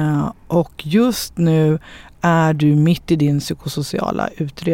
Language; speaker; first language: Swedish; native; Swedish